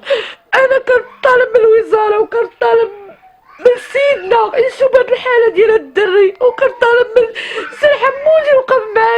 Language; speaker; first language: Arabic; native; Arabic